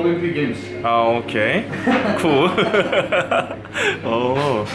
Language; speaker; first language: English; non-native, learner; Korean